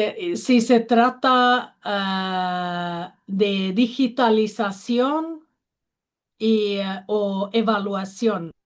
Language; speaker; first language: Spanish; non-native, learner; Finnish